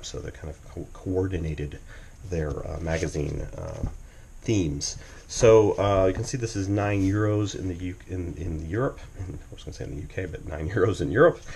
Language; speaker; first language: English; native; English